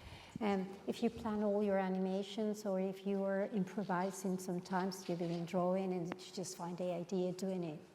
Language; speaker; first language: English; non-native, fluent; Spanish